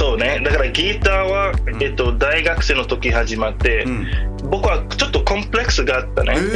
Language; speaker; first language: Japanese; non-native, fluent; English